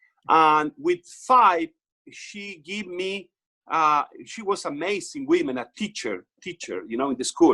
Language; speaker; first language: English; non-native, learner; Portuguese